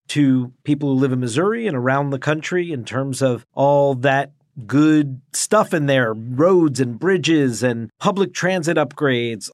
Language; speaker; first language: English; native; English